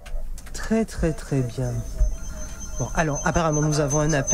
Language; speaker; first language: French; native; French